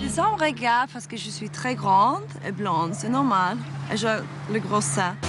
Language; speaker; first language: French; non-native, fluent; Swedish